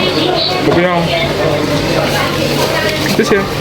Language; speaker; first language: Chinese; non-native, learner; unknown